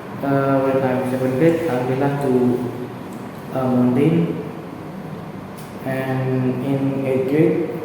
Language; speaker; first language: English; non-native, learner; Indonesian